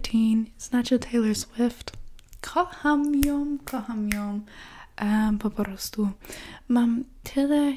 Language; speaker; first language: Polish; early bilingual, heritage; English